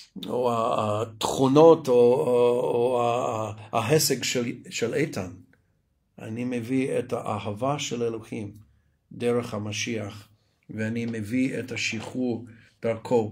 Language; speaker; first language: Hebrew; non-native, fluent; English